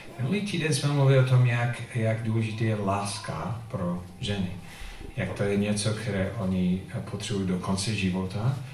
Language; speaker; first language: Czech; non-native, fluent; English